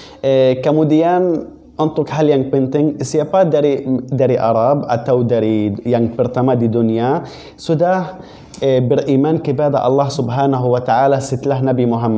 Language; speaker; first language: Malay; non-native, fluent; Arabic